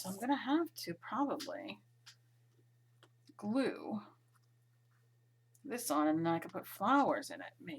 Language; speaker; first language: English; native; English